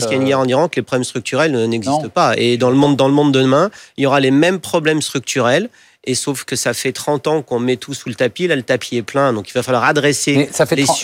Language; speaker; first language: French; native; French